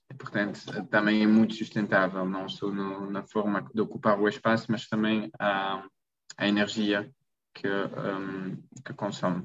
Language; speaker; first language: Portuguese; non-native, fluent; French